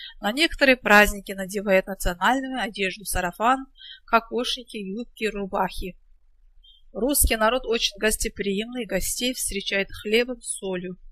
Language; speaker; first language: Russian; non-native, local second language; Kazakh